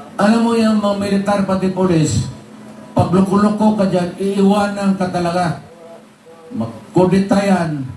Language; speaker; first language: Filipino; non-native, local second language; Cebuano